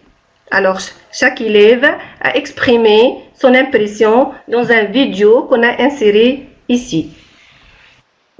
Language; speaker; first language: French; non-native, local second language; Arabic